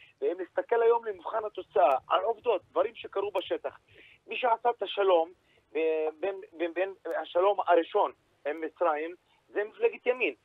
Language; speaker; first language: Hebrew; native; Hebrew